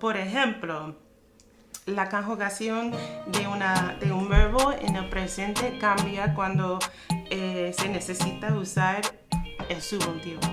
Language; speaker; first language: Spanish; non-native, fluent; English